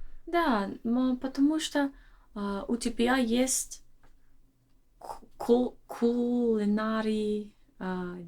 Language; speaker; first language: Russian; non-native, learner; English